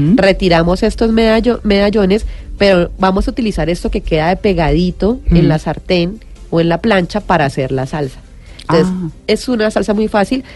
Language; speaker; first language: Spanish; native; Spanish